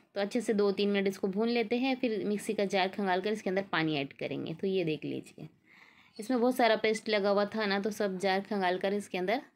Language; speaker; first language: Hindi; native; Hindi